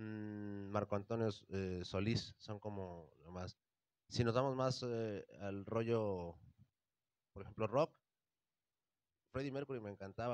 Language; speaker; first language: Spanish; native; Spanish